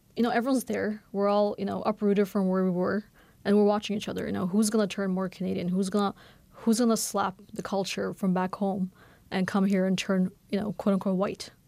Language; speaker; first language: English; non-native, fluent; Norwegian